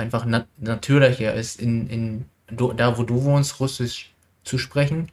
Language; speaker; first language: German; non-native, learner; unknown